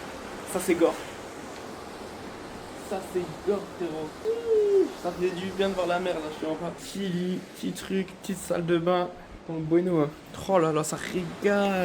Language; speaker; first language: French; native; French